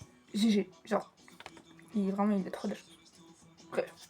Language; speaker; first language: French; native; French